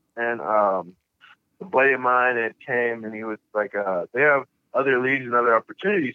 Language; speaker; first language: English; native; English